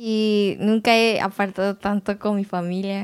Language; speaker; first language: Spanish; non-native, learner; Japanese